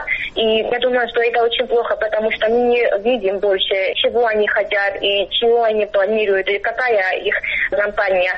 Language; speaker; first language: Russian; non-native, fluent; Georgian